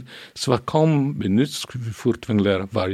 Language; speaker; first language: German; non-native, fluent; Hungarian